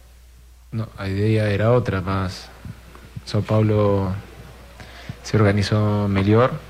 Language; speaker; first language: Portuguese; non-native, fluent; Spanish